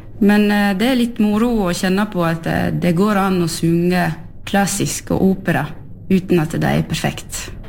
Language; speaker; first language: Norwegian; early bilingual, heritage; French